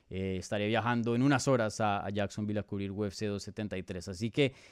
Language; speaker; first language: Spanish; native; Spanish